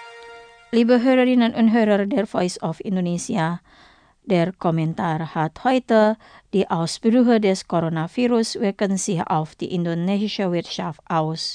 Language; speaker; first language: German; non-native, fluent; Indonesian